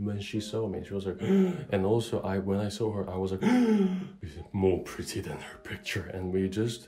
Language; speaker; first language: English; non-native, fluent; Korean